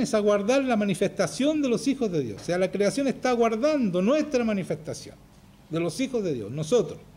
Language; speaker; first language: Spanish; native; Spanish